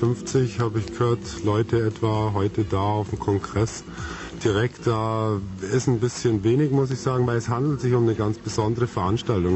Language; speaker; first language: German; native; German